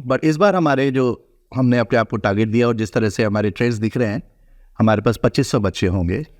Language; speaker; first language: Hindi; native; Hindi